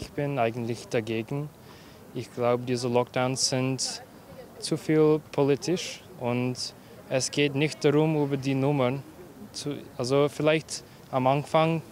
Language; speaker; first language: German; non-native, fluent; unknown